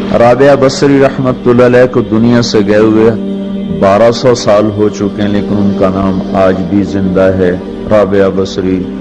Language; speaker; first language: Urdu; non-native, local second language; Punjabi